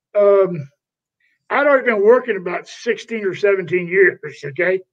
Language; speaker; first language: English; native; English